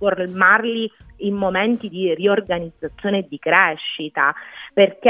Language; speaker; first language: Italian; native; Italian